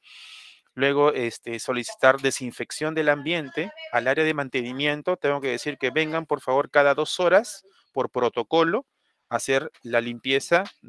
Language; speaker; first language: Spanish; native; Spanish